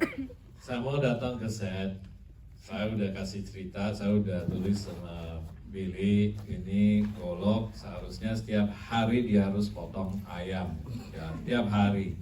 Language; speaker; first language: Indonesian; non-native, fluent; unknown